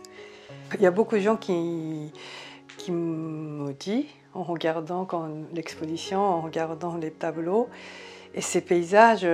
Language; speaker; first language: French; non-native, fluent; Japanese